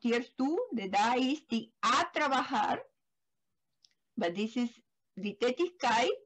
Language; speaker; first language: German; non-native, learner; Spanish